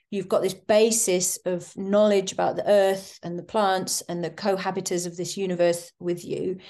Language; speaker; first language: English; native; English